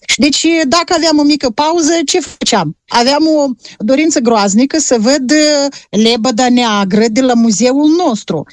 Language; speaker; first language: Romanian; native; Romanian